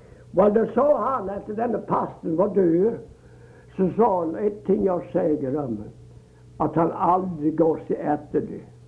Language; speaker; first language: Swedish; early bilingual, heritage; Swedish